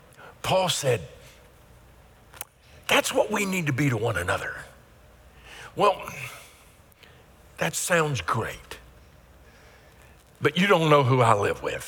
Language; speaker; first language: English; native; English